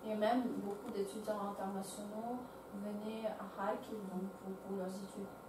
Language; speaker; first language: French; non-native, fluent; Ukrainian